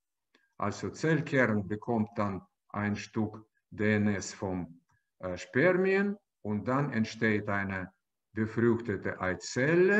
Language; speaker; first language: German; non-native, fluent; Russian